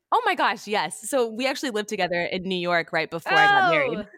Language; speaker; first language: English; native; English